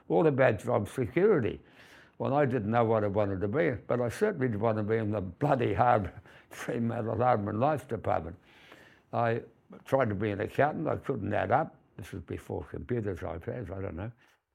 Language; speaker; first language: English; native; English